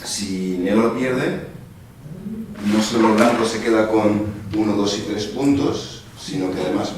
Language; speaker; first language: Spanish; native; Spanish